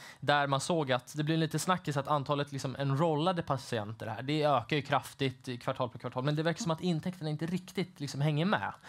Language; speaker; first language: Swedish; native; Swedish